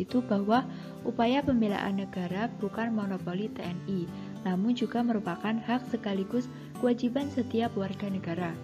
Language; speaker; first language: Indonesian; native; Indonesian